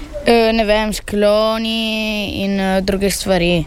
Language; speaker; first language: Slovenian; early bilingual, heritage; Italian